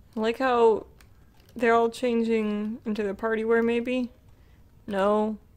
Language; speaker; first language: English; native; English